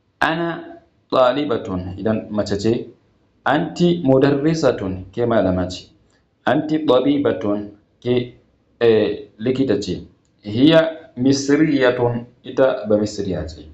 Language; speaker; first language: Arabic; non-native, fluent; Hausa